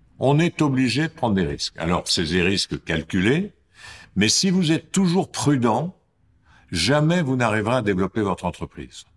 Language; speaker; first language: French; native; French